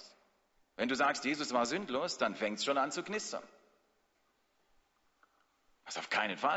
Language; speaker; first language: German; native; German